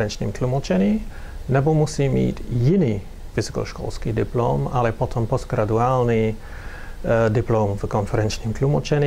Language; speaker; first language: Czech; non-native, fluent; English